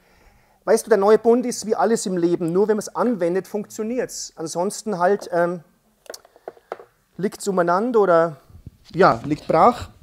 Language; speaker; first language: German; native; German